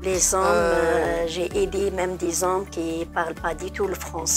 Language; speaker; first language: French; non-native, learner; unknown